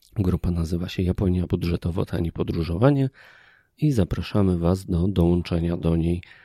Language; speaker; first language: Polish; native; Polish